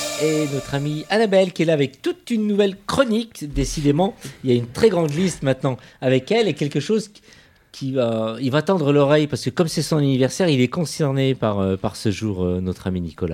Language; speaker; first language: French; native; French